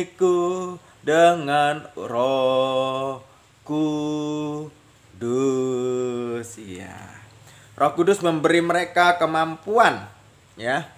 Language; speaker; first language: Indonesian; native; Indonesian